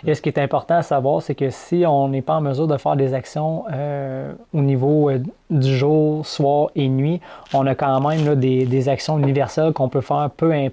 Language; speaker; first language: French; native; French